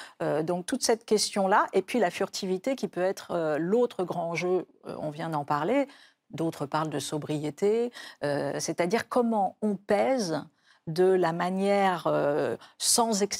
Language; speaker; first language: French; native; French